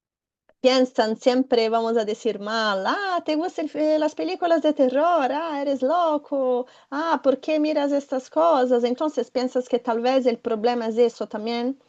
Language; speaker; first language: Spanish; non-native, fluent; Portuguese